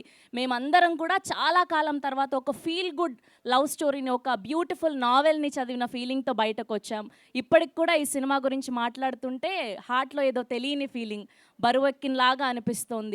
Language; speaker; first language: Telugu; native; Telugu